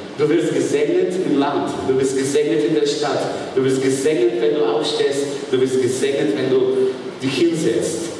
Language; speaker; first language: German; non-native, fluent; Bulgarian